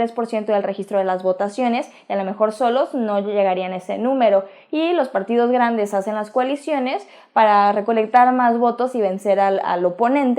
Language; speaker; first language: Spanish; native; Spanish